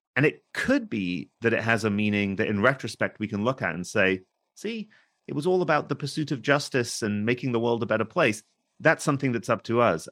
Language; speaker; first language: English; native; English